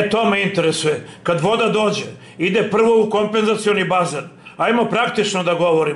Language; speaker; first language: Serbian; native; Serbian